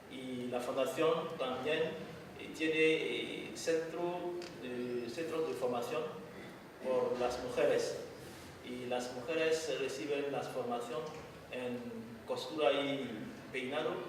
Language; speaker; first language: Spanish; non-native, fluent; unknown